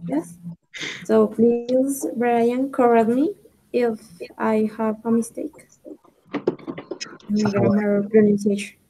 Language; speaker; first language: English; non-native, learner; Spanish